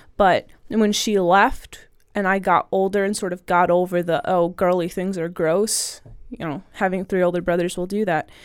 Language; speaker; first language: English; native; English